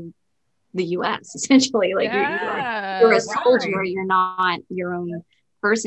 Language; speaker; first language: English; native; English